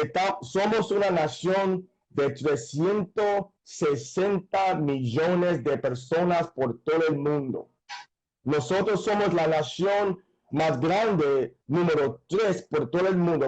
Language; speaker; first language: Spanish; non-native, fluent; English